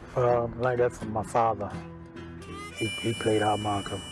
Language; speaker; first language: English; native; English